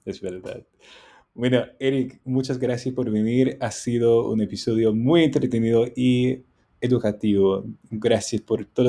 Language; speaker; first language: Spanish; non-native, fluent; English